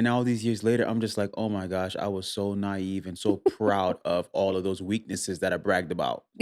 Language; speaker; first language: English; native; English